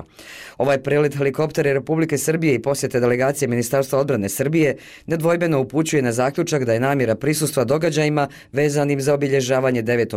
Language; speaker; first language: Serbian; native; Serbian